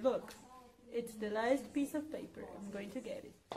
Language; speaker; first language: English; non-native, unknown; Portuguese